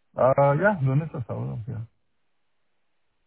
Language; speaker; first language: Spanish; non-native, local second language; English